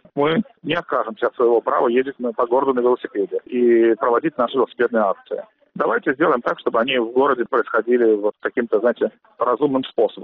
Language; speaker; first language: Russian; native; Russian